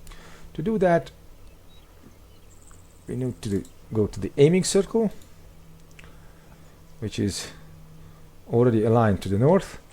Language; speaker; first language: English; non-native, fluent; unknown